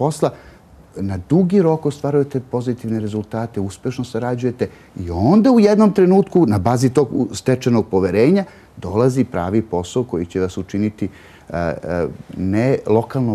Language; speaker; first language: Bosnian; native; Bosnian